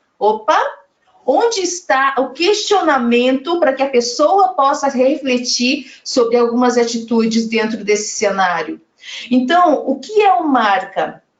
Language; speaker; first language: Portuguese; native; Portuguese